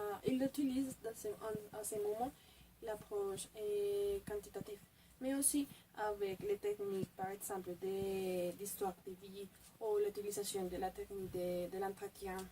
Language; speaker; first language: French; non-native, fluent; Spanish